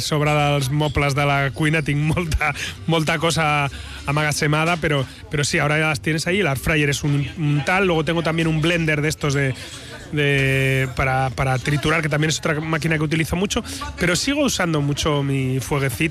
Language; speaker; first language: Catalan; non-native, local second language; Spanish